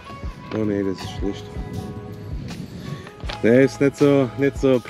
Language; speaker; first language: German; native; German